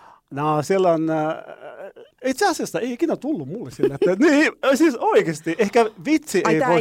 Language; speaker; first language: Finnish; non-native, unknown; Arabic